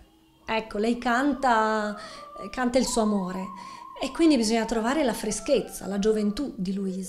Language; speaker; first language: Italian; native; Italian